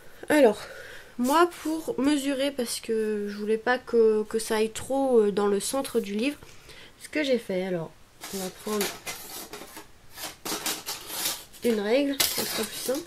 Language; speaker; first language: French; native; French